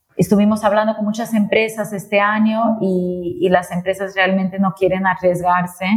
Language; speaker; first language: Spanish; non-native, fluent; Portuguese